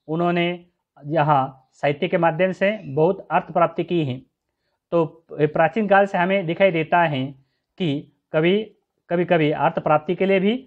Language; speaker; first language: Hindi; non-native, local second language; Marathi